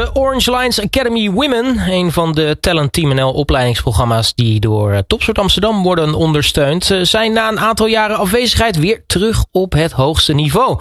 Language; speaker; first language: Dutch; native; Dutch